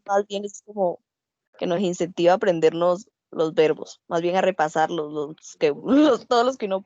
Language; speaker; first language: Spanish; native; Spanish